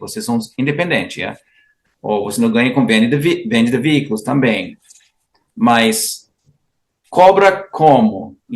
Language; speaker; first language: Portuguese; non-native, fluent; English